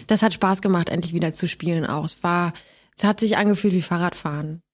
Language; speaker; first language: German; native; German